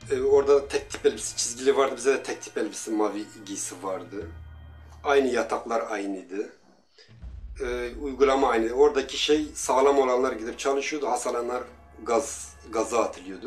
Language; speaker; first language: Turkish; non-native, local second language; Kurdish